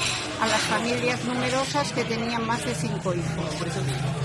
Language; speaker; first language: Spanish; native; Spanish